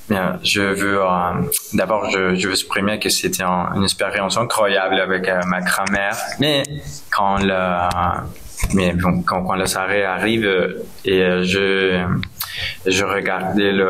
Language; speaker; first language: French; non-native, learner; Spanish